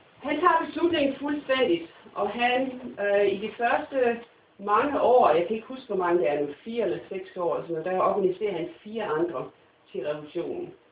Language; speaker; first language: Danish; non-native, fluent; English